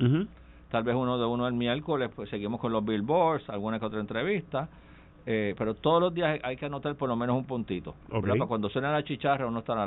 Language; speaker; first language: Spanish; native; Spanish